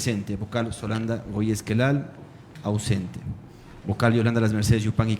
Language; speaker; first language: Spanish; native; Spanish